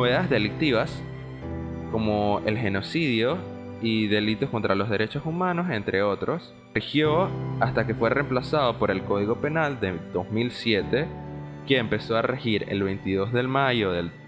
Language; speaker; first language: Spanish; native; Spanish